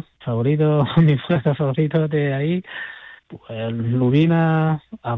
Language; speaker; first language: Spanish; non-native, fluent; Chinese